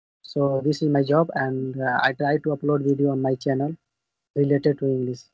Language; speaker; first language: English; non-native, learner; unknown